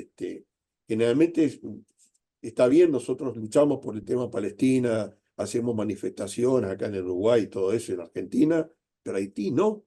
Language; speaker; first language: Spanish; native; Spanish